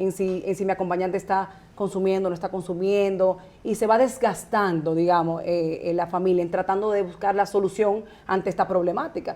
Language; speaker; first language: Spanish; native; Spanish